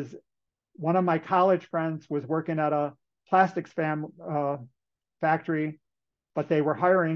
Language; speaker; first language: English; native; English